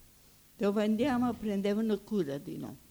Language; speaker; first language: Italian; early bilingual, heritage; Italian